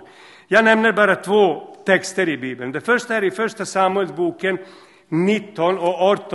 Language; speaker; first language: Swedish; non-native, fluent; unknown